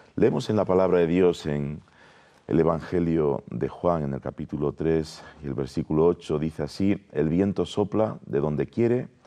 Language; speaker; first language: Spanish; native; Spanish